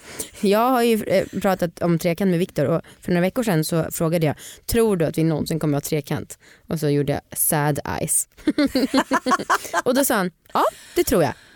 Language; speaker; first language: Swedish; native; Swedish